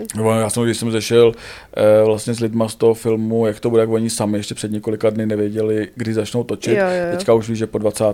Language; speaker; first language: Czech; native; Czech